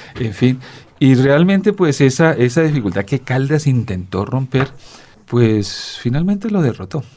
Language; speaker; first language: Spanish; native; Spanish